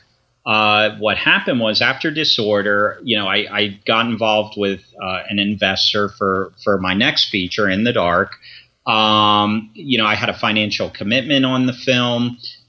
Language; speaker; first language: English; native; English